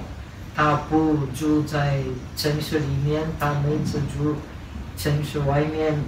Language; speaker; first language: Chinese; non-native, fluent; Czech